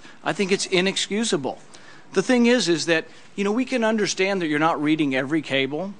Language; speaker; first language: English; native; English